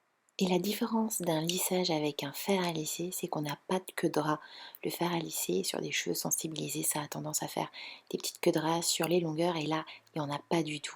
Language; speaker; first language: French; native; French